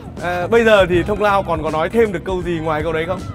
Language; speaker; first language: Vietnamese; native; Vietnamese